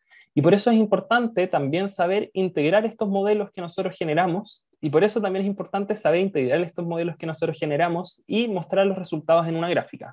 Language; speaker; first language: Spanish; native; Spanish